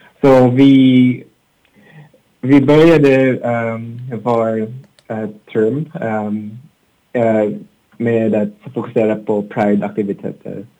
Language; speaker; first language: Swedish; non-native, learner; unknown